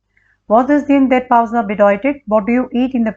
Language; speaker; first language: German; non-native, learner; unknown